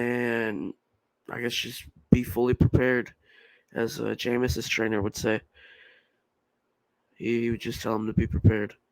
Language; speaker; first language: English; native; English